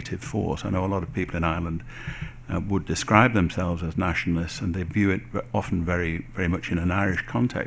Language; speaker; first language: English; native; English